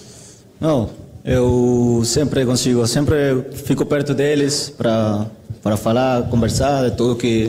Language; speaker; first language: Portuguese; non-native, fluent; Spanish